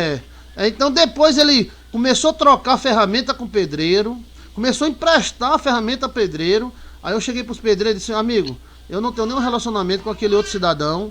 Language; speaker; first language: Portuguese; native; Portuguese